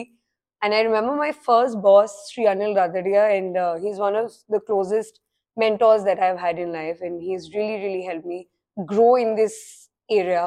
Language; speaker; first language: English; non-native, local second language; Hindi